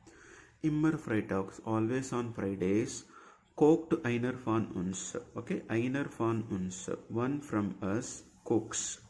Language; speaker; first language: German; non-native, fluent; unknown